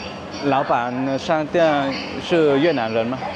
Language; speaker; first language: Chinese; non-native, learner; Vietnamese